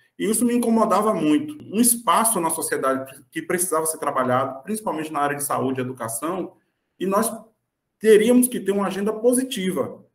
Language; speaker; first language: Portuguese; native; Portuguese